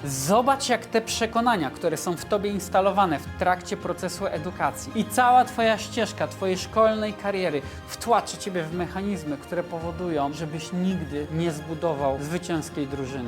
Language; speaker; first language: Polish; native; Polish